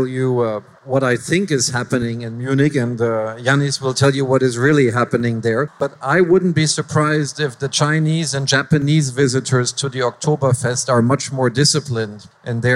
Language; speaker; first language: English; non-native, fluent; German